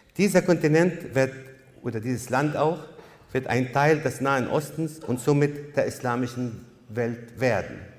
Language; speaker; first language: German; non-native, fluent; Arabic